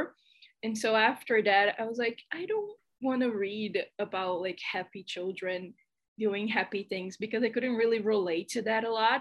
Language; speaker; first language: English; non-native, fluent; Portuguese